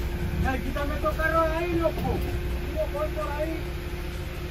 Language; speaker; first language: Spanish; native; Spanish